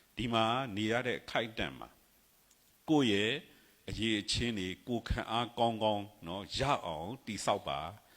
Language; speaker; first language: Burmese; native; Burmese